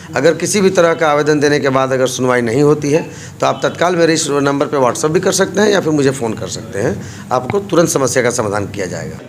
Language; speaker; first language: Hindi; native; Hindi